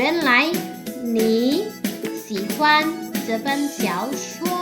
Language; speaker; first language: Chinese; non-native, fluent; Indonesian